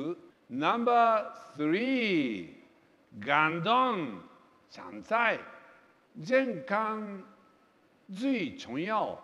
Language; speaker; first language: Chinese; non-native, learner; Japanese